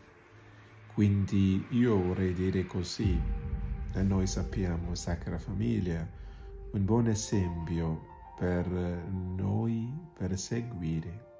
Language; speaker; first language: Italian; non-native, learner; Malayalam